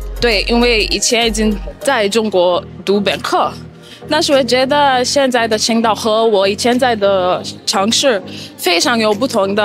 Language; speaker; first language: Chinese; non-native, fluent; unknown